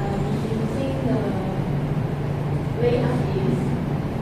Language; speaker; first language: English; non-native, learner; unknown